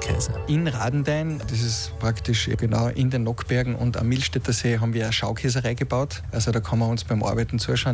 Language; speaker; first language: German; native; German